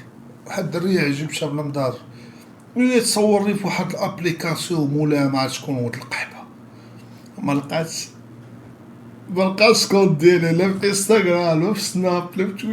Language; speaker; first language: Arabic; native; Arabic